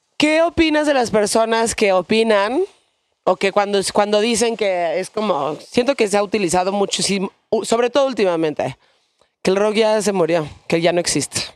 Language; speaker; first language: Spanish; native; Spanish